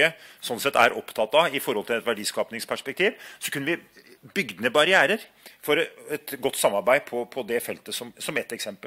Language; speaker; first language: Norwegian; native; Norwegian